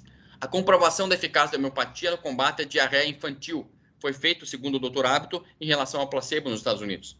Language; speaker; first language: Portuguese; native; Portuguese